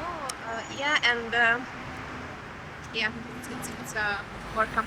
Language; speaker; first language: English; non-native, learner; Hungarian